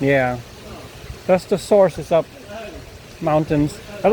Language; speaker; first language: English; non-native, learner; Vietnamese